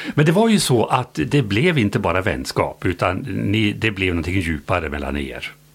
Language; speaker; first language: Swedish; native; Swedish